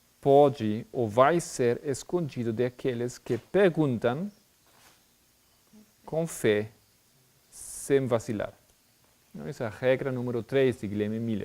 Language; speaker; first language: Portuguese; non-native, fluent; German